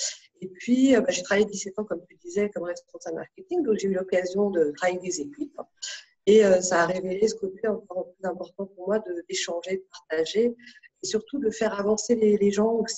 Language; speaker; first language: French; native; French